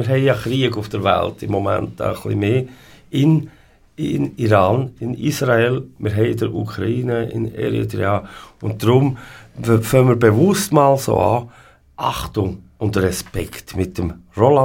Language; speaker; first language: German; native; German